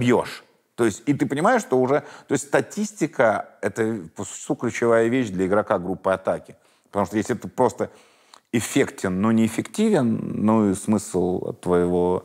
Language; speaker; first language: Russian; native; Russian